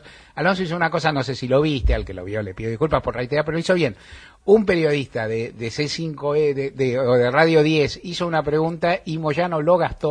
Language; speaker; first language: Spanish; native; Spanish